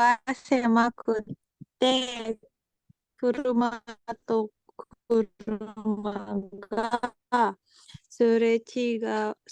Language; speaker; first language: Japanese; non-native, learner; Indonesian